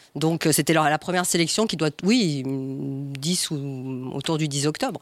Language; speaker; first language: French; native; French